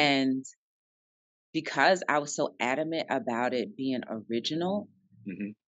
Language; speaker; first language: English; native; English